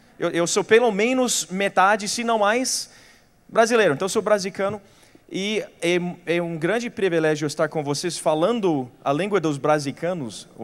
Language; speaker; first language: Portuguese; non-native, fluent; English